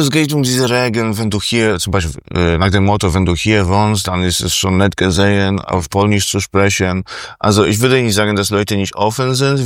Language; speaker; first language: German; non-native, fluent; Polish